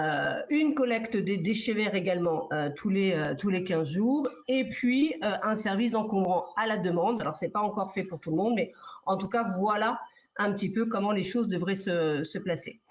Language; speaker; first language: French; native; French